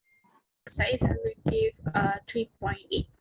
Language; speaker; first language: English; non-native, learner; Malay